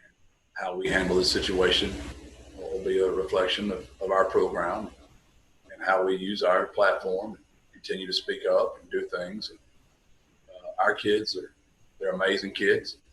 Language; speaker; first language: English; native; English